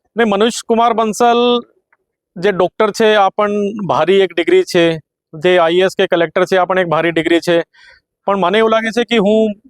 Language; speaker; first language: Hindi; native; Hindi